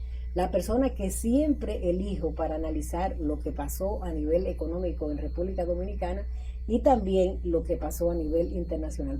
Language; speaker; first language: Spanish; native; Spanish